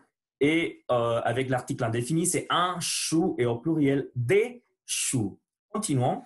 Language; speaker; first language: French; non-native, learner; Spanish